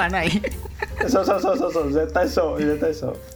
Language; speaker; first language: Japanese; non-native, learner; Indonesian